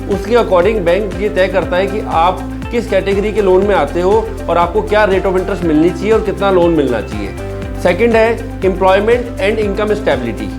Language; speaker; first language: Hindi; native; Hindi